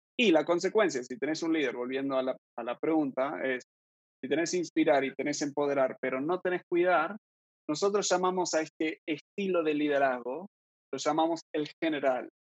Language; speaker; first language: Spanish; early bilingual, other home language; English